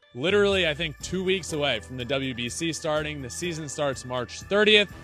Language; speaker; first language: English; native; English